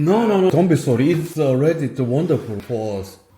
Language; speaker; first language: English; non-native, learner; Korean